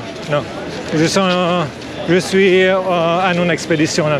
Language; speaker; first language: French; non-native, learner; Romanian